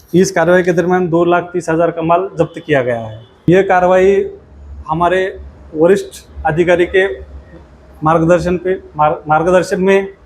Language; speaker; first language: Hindi; non-native, local second language; Marathi